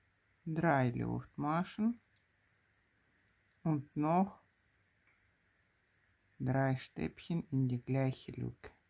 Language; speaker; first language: German; non-native, fluent; Russian